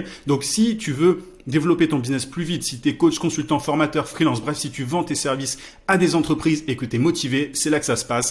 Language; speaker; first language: French; native; French